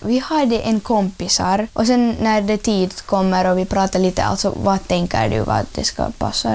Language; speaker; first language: Swedish; early bilingual, other home language; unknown